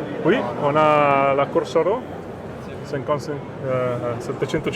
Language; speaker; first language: French; non-native, fluent; Italian